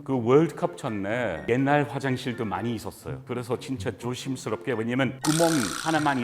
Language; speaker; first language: Korean; non-native, learner; English